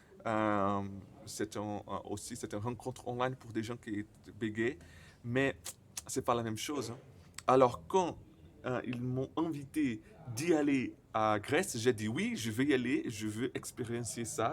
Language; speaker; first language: French; non-native, learner; Portuguese